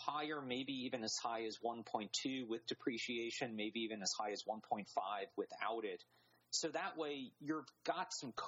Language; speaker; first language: English; native; English